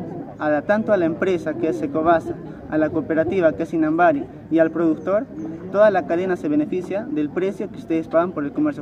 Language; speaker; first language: Spanish; native; Spanish